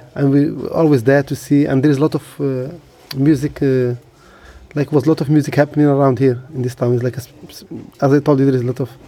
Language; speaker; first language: English; non-native, learner; Arabic